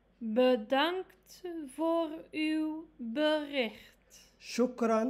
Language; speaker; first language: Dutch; non-native, fluent; Arabic